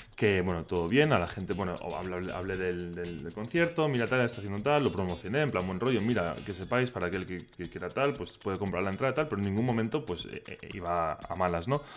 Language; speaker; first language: Spanish; non-native, local second language; Catalan